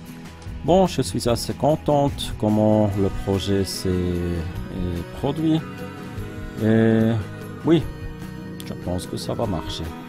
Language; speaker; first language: French; non-native, local second language; German